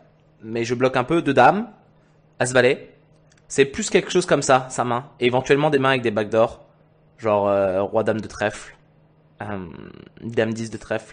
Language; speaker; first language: French; native; French